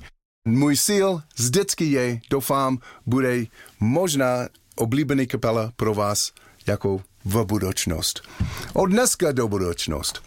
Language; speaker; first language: Czech; non-native, learner; English